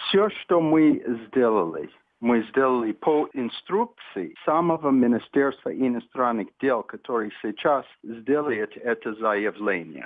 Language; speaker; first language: Russian; non-native, fluent; English